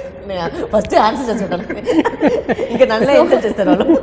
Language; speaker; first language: Telugu; non-native, fluent; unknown